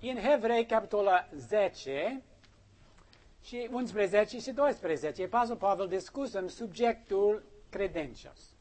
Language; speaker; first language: Romanian; non-native, learner; English